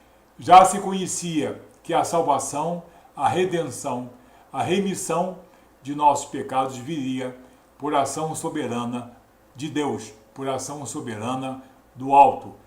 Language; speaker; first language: Portuguese; native; Portuguese